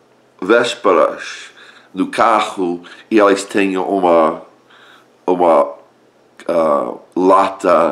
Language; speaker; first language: Portuguese; non-native, learner; English